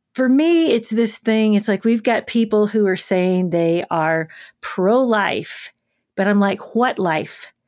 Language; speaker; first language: English; native; English